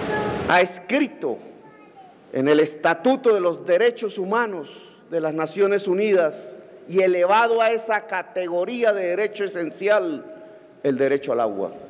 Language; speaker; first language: Spanish; native; Spanish